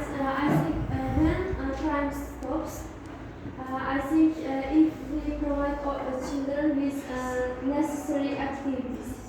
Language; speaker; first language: English; non-native, fluent; Uzbek